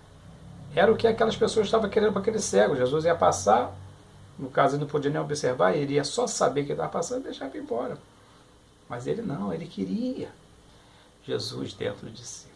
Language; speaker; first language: Portuguese; native; Portuguese